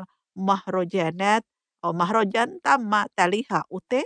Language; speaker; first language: Arabic; non-native, fluent; Indonesian